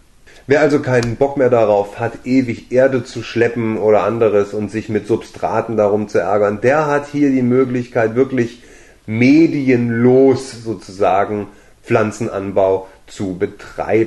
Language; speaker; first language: German; native; German